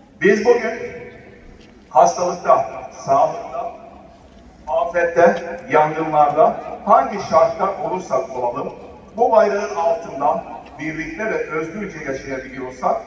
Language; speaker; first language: Turkish; native; Turkish